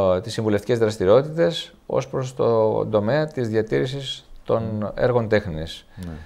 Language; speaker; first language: Greek; native; Greek